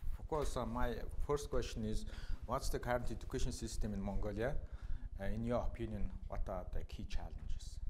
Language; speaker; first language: English; non-native, fluent; Mongolian